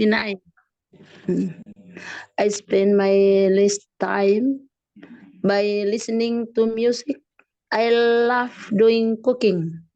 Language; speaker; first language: English; non-native, learner; Indonesian